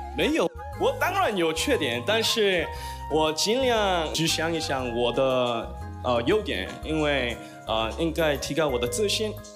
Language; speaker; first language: Chinese; non-native, learner; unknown